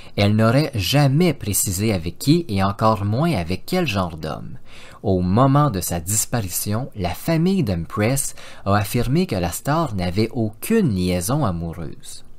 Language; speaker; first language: French; native; French